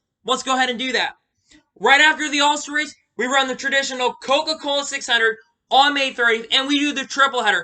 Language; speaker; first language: English; native; English